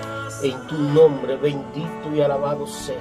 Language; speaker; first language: Spanish; native; Spanish